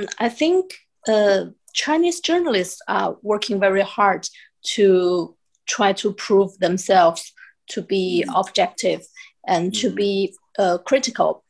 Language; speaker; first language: English; non-native, fluent; Chinese